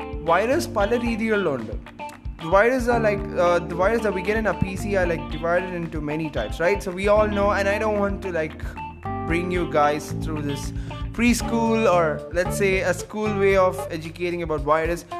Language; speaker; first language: Malayalam; native; Malayalam